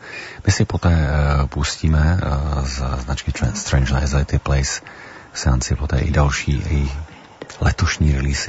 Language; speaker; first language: Czech; native; Czech